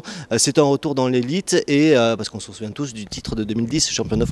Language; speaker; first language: French; native; French